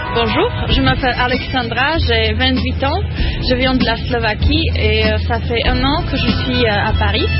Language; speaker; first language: French; non-native, fluent; Slovak